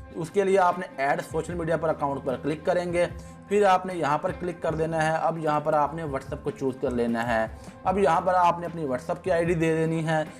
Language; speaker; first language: Urdu; non-native, local second language; Punjabi